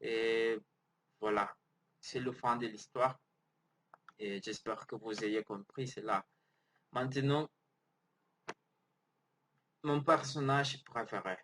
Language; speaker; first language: French; non-native, learner; Spanish